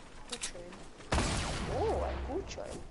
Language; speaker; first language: German; non-native, local second language; Luxembourgish